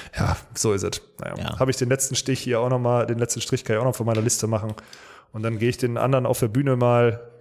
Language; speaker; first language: German; native; German